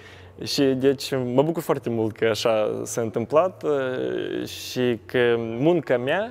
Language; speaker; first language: Romanian; non-native, local second language; Russian